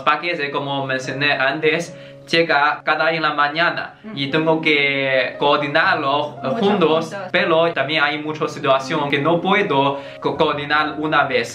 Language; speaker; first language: Spanish; non-native, learner; Chinese